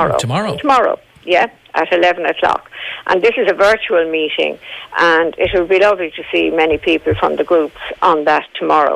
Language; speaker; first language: English; native; English